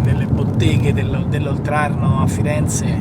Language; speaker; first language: Italian; native; Italian